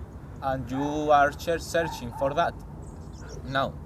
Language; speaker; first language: English; non-native, learner; Spanish